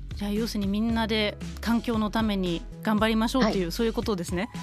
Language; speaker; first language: Japanese; non-native, fluent; German